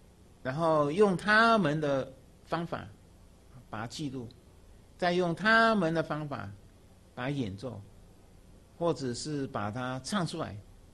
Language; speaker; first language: Chinese; native; Chinese